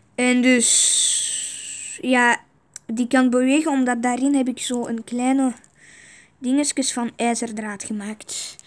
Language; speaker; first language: Dutch; non-native, fluent; Russian